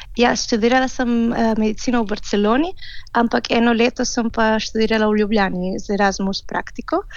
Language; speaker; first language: Slovenian; early bilingual, heritage; Slovenian